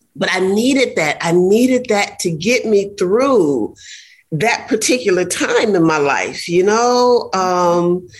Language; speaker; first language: English; native; English